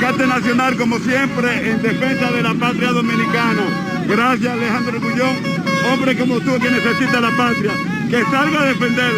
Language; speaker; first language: Spanish; native; Spanish